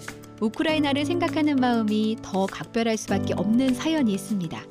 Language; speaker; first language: Korean; native; Korean